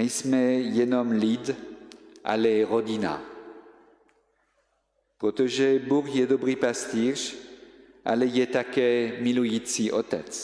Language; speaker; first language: Czech; non-native, fluent; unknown